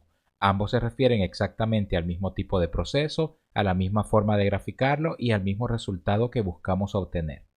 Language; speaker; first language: Spanish; native; Spanish